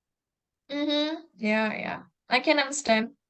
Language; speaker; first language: English; non-native, fluent; Indonesian